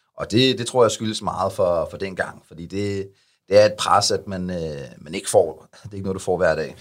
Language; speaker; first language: Danish; early bilingual, other home language; Arabic